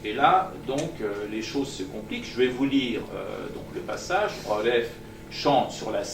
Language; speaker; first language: French; non-native, fluent; Persian